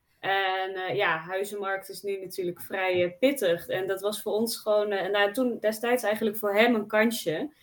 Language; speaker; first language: Dutch; native; Dutch